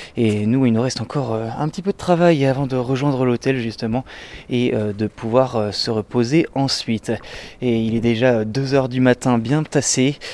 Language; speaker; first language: French; native; French